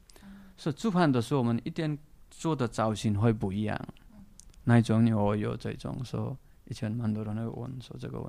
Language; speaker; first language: Chinese; non-native, fluent; Nepali